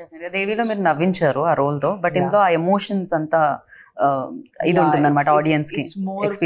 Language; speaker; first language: Telugu; native; Telugu